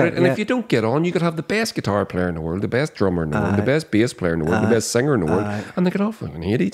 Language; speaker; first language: English; native; English